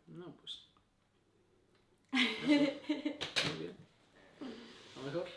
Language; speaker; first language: Spanish; non-native, fluent; Icelandic